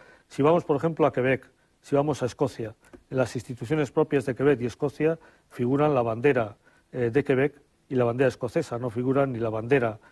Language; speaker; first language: Spanish; native; Spanish